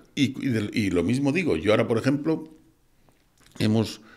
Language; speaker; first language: Spanish; native; Spanish